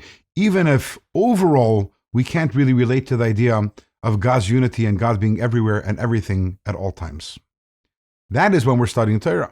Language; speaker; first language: English; native; English